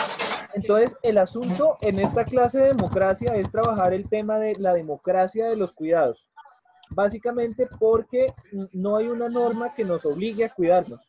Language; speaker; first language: Spanish; native; Spanish